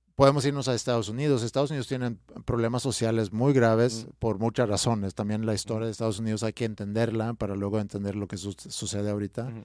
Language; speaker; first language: Spanish; non-native, fluent; Swedish